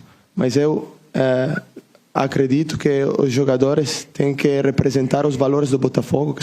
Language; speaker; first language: Portuguese; non-native, learner; Italian